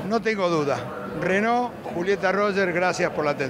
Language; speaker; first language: Spanish; native; Spanish